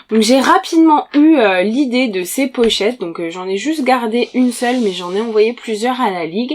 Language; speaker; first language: French; native; French